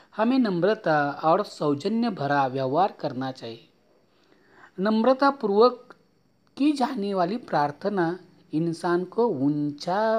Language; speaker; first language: Hindi; non-native, local second language; Marathi